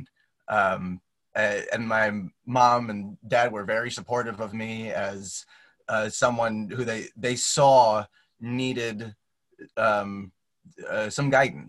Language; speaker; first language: English; native; English